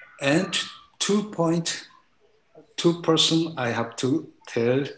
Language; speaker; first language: English; non-native, learner; Japanese